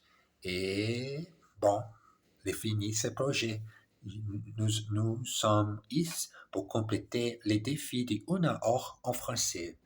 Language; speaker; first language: French; non-native, learner; English